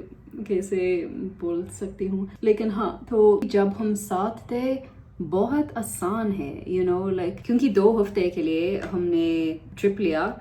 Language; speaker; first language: Hindi; non-native, learner; English